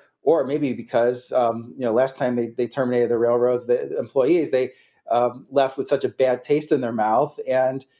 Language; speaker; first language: English; native; English